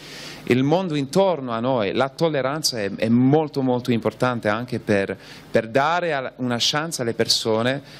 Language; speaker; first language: Italian; non-native, fluent; English